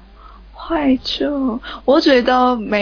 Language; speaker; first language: Chinese; non-native, learner; Korean